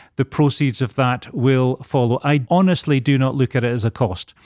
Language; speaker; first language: English; native; English